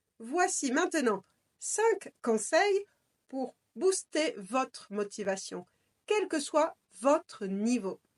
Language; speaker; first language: French; native; French